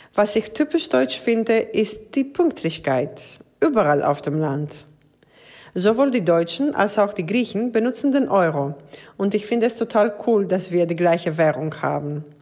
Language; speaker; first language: German; non-native, fluent; Greek